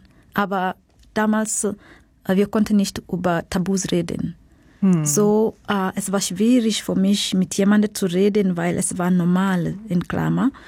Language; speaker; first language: German; non-native, fluent; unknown